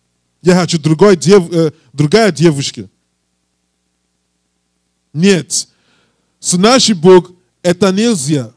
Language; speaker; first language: Russian; non-native, learner; English